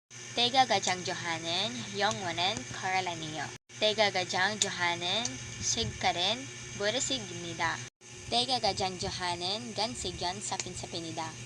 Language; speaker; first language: Korean; non-native, learner; Filipino